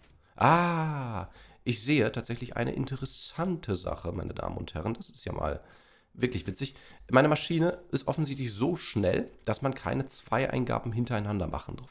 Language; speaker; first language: German; native; German